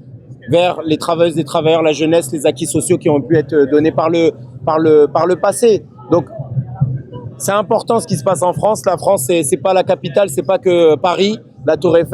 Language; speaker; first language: French; native; French